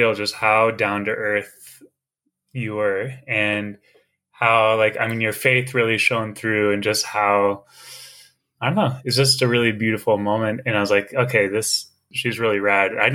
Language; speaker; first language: English; native; English